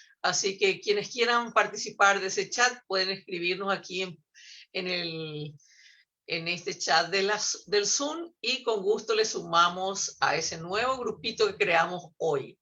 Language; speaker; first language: Spanish; native; Spanish